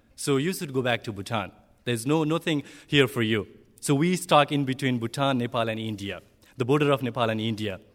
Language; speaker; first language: English; non-native, learner; Nepali